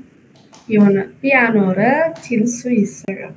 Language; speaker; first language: Korean; non-native, learner; Indonesian